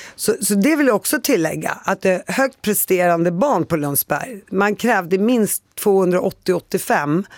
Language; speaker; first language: Swedish; early bilingual, other home language; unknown